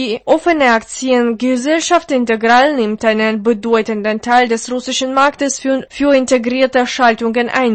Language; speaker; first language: German; non-native, fluent; Russian